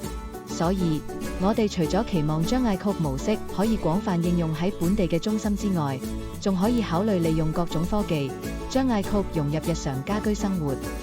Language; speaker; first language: Cantonese; native; Cantonese